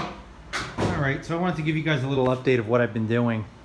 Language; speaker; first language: English; native; English